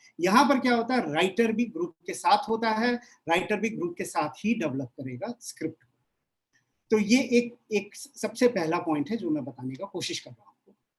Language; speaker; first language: Hindi; non-native, local second language; Bangla